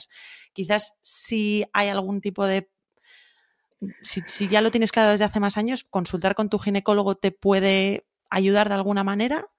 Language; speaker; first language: Spanish; native; Spanish